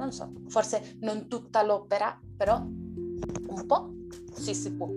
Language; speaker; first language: Italian; non-native, learner; Spanish